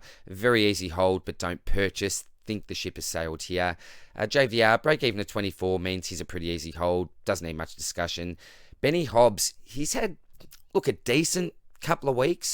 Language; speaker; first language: English; native; English